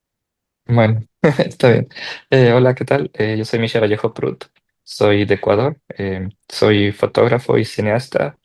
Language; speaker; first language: Spanish; native; Spanish